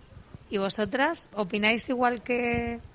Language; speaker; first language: Spanish; native; Spanish